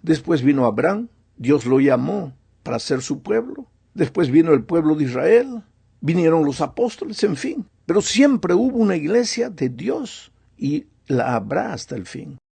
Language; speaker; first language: Spanish; native; Spanish